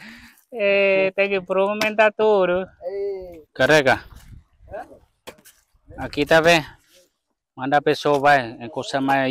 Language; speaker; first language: Portuguese; non-native, learner; Vietnamese